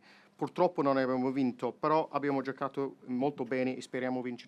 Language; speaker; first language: Italian; non-native, fluent; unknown